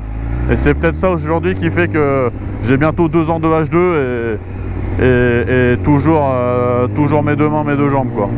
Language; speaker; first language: French; native; French